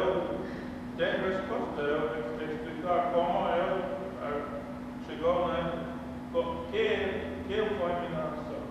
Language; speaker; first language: Portuguese; non-native, learner; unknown